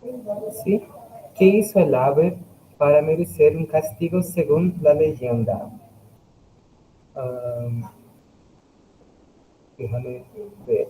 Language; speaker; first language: Spanish; non-native, learner; Portuguese